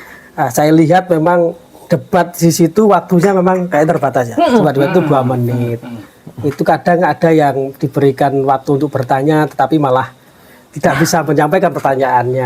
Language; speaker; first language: Indonesian; non-native, local second language; Javanese